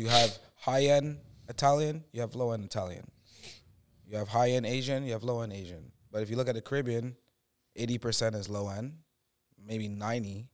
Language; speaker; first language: English; native; English